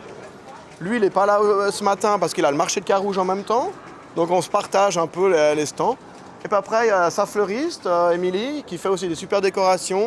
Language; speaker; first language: French; native; French